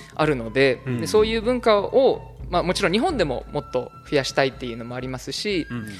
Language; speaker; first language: Japanese; early bilingual, other home language; English